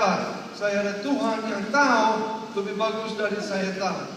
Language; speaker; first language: Indonesian; non-native, learner; English